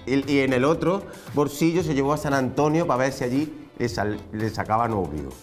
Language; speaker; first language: Spanish; native; Spanish